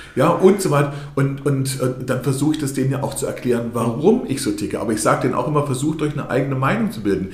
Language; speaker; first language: German; early bilingual, other home language; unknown